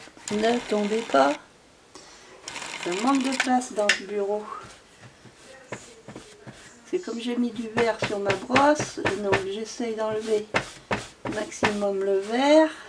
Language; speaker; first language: French; native; French